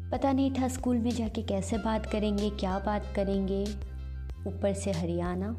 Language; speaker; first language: Hindi; non-native, local second language; Assamese